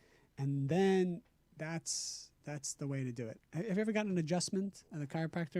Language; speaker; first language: English; native; English